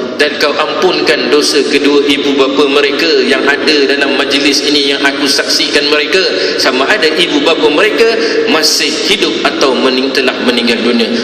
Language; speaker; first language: Malay; native; Malay